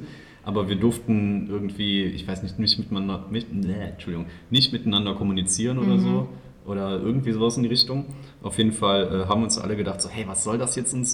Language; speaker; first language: German; native; German